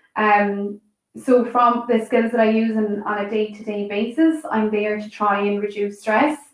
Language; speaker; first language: English; native; English